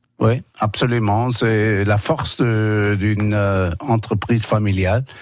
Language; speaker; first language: French; non-native, fluent; German